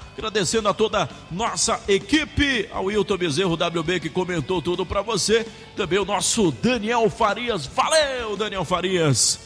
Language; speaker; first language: Portuguese; native; Portuguese